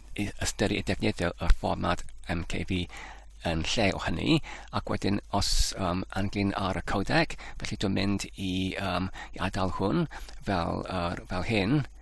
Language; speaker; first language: Welsh; non-native, learner; Polish